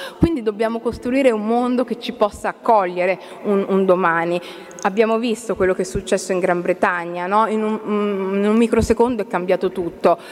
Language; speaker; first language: Italian; early bilingual, other home language; Somali